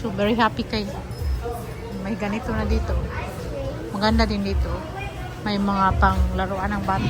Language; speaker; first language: Filipino; non-native, local second language; Cebuano